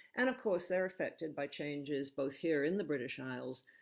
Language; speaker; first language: English; native; English